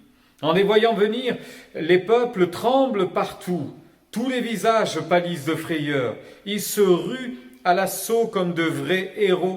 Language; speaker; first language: French; native; French